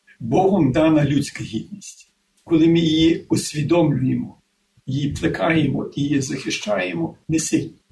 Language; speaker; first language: Ukrainian; early bilingual, heritage; Ukrainian